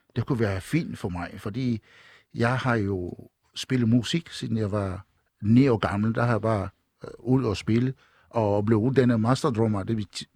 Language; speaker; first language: Danish; non-native, fluent; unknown